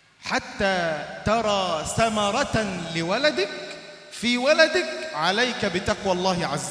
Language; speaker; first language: Arabic; native; Arabic